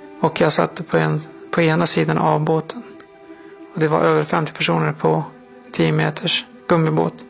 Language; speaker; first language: Swedish; non-native, fluent; Persian